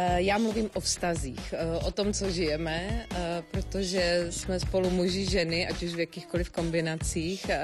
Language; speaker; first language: Czech; native; Czech